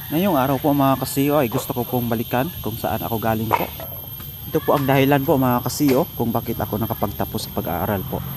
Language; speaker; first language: Filipino; non-native, local second language; Cebuano